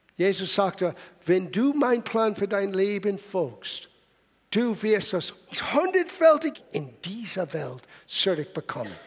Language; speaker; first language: German; non-native, fluent; English